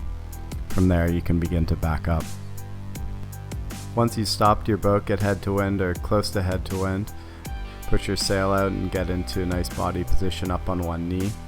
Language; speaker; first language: English; native; English